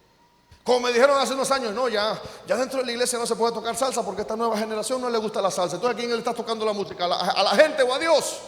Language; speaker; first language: Spanish; native; Spanish